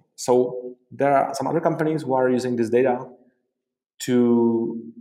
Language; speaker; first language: English; non-native, fluent; Czech